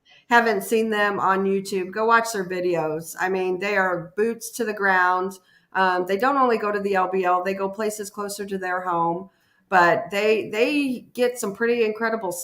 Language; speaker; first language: English; native; English